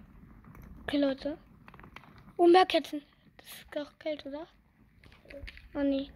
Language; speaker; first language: German; native; German